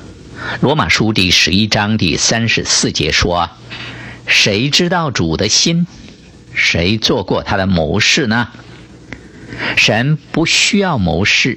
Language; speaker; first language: Chinese; native; Chinese